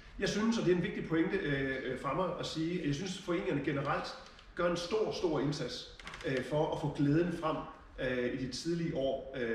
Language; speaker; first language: Danish; early bilingual, other home language; German